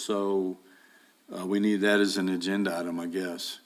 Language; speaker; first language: English; native; English